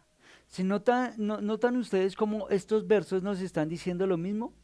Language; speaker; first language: Spanish; native; Spanish